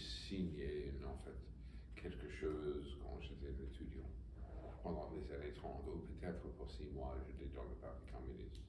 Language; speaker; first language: French; non-native, fluent; English